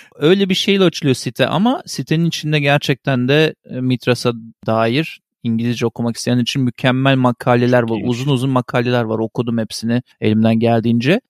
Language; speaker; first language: Turkish; native; Turkish